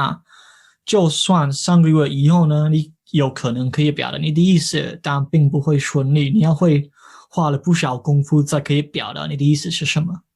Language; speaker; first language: Chinese; non-native, fluent; English